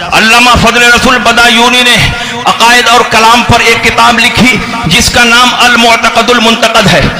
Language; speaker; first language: Urdu; native; Urdu